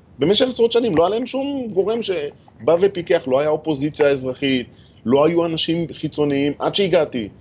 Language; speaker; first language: Hebrew; native; Hebrew